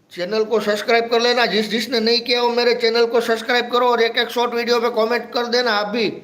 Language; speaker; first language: Hindi; non-native, local second language; Gujarati